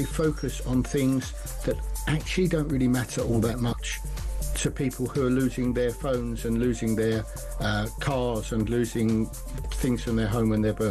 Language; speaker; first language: English; native; English